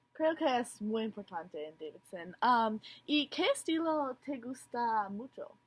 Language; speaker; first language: Spanish; non-native, learner; English